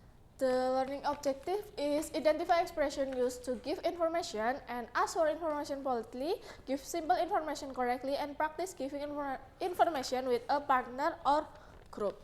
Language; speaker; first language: English; non-native, learner; Indonesian